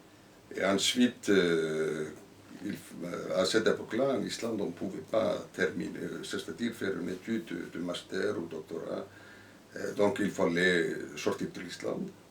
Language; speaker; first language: French; non-native, fluent; Icelandic